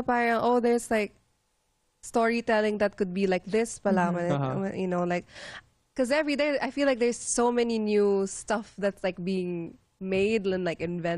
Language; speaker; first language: English; non-native, local second language; Filipino